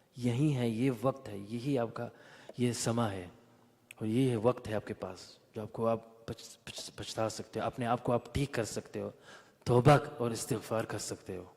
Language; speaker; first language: Urdu; early bilingual, heritage; Urdu